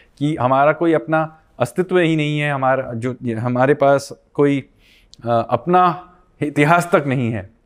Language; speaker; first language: Hindi; non-native, local second language; Bangla